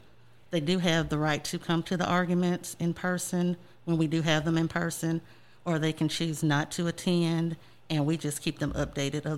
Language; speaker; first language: English; native; English